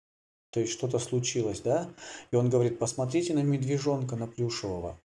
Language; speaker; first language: Russian; native; Russian